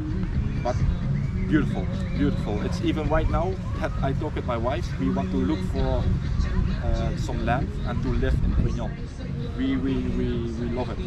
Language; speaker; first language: English; non-native, fluent; Dutch